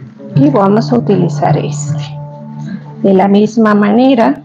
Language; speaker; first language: Spanish; native; Spanish